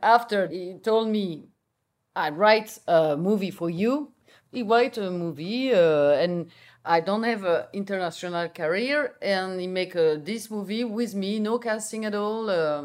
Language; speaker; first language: English; non-native, learner; French